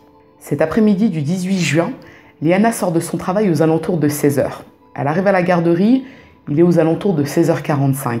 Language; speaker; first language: French; native; French